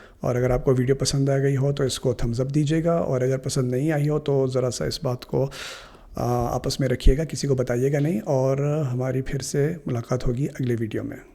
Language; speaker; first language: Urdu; native; Urdu